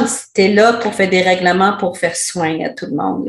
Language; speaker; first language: French; non-native, learner; English